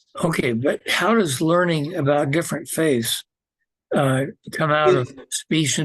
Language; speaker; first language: English; native; English